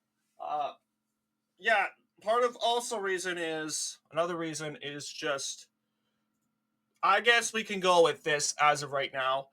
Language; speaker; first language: English; native; English